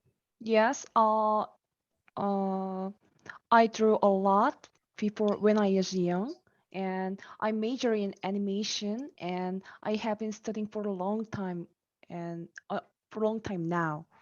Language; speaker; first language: English; non-native, learner; Korean